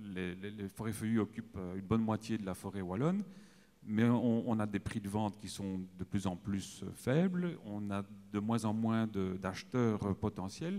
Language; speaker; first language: French; native; French